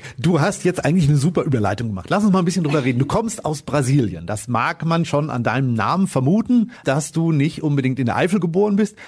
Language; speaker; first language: German; native; German